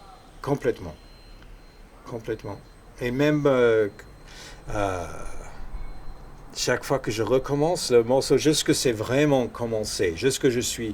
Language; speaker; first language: French; non-native, fluent; English